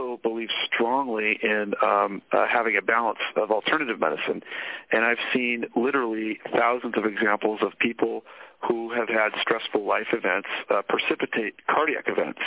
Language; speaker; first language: English; native; English